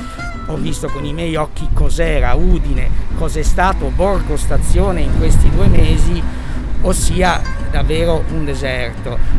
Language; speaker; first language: Italian; native; Italian